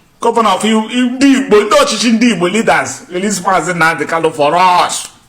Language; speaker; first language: Nigerian Pidgin; non-native, local second language; Igbo